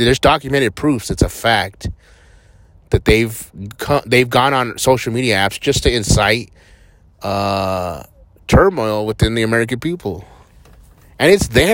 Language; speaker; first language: English; early bilingual, other home language; Spanish